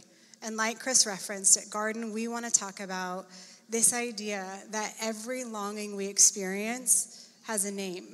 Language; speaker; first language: English; native; English